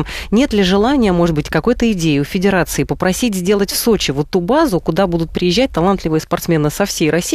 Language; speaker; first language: Russian; native; Russian